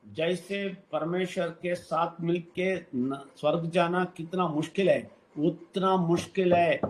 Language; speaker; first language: Hindi; non-native, local second language; Telugu